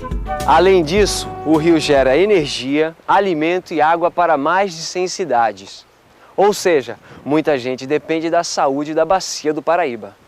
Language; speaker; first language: Portuguese; native; Portuguese